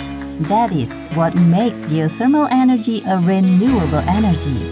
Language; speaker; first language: English; non-native, fluent; Indonesian